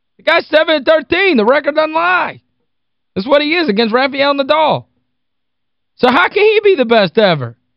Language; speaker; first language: English; native; English